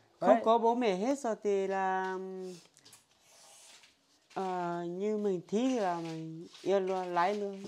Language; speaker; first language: Vietnamese; non-native, local second language; Hmong